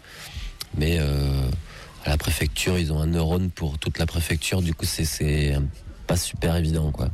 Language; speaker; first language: French; native; French